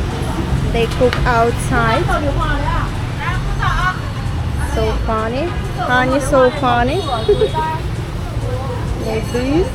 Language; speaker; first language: English; non-native, learner; Russian